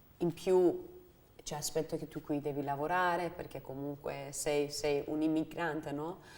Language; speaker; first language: Italian; non-native, fluent; Persian